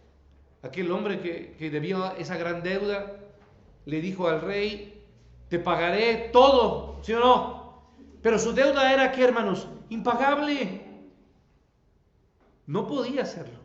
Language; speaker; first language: Spanish; native; Spanish